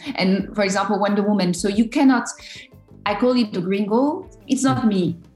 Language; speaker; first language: English; non-native, fluent; French